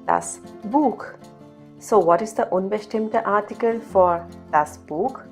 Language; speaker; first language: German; non-native, fluent; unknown